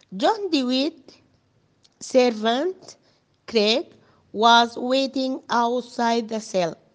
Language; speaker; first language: English; non-native, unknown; Arabic